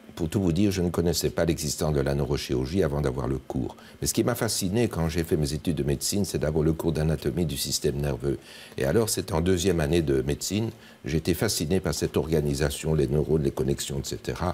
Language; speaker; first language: French; native; French